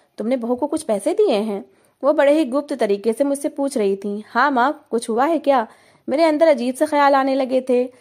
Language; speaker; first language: Hindi; native; Hindi